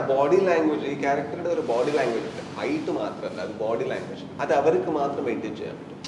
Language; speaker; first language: Malayalam; non-native, learner; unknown